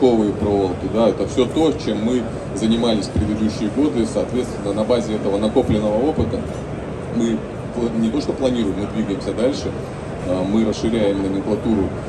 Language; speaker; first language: Russian; native; Russian